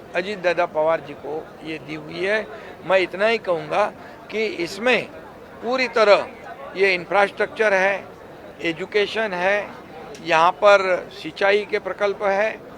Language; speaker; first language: Hindi; non-native, local second language; Marathi